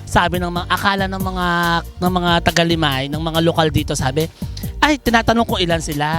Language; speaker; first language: Filipino; native; Filipino